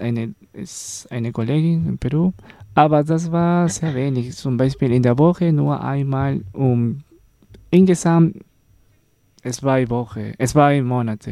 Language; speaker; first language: German; non-native, learner; Spanish